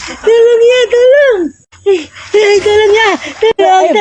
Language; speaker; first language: Filipino; non-native, local second language; Cebuano